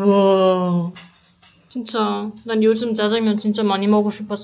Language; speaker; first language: Korean; non-native, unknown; German